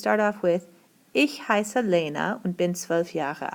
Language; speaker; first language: German; non-native, fluent; English